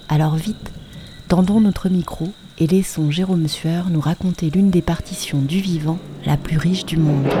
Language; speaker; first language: French; native; French